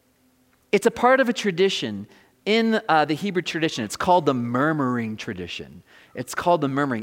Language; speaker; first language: English; native; English